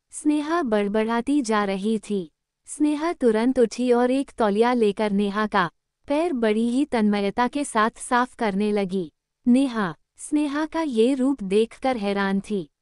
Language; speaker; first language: Hindi; native; Hindi